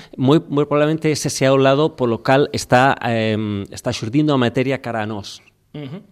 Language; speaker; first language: Galician; non-native, local second language; Spanish